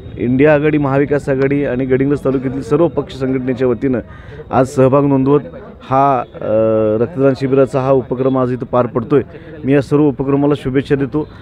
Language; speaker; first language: Marathi; native; Marathi